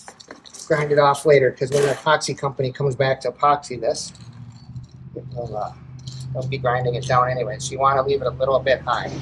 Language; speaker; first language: English; native; English